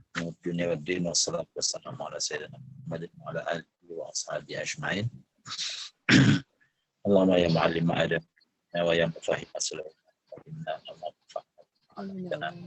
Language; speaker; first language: Arabic; non-native, fluent; Indonesian